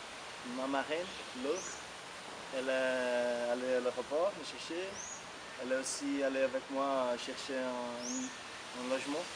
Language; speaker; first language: French; non-native, fluent; Portuguese